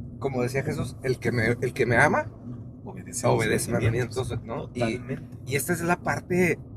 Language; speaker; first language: Spanish; native; Spanish